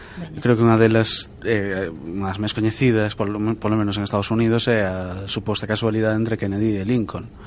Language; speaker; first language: Galician; native; Galician